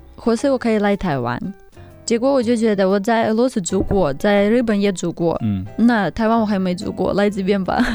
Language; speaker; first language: Chinese; non-native, fluent; Russian